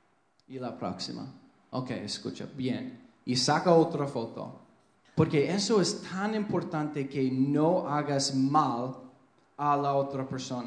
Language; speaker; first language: Spanish; non-native, fluent; English